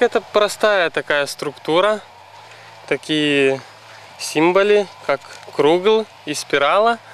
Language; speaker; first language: Russian; non-native, learner; Lithuanian